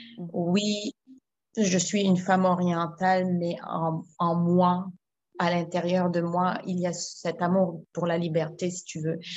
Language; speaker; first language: French; non-native, local second language; Arabic